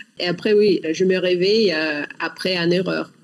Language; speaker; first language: French; non-native, learner; Russian